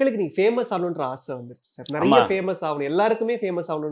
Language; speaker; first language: Tamil; native; Tamil